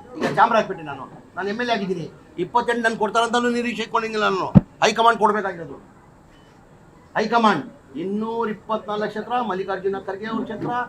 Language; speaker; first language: Kannada; non-native, local second language; Urdu